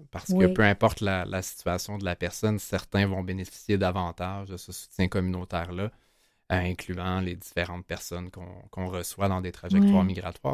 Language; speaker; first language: French; native; French